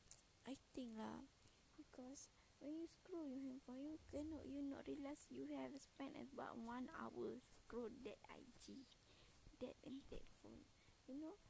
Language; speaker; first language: English; non-native, learner; Malay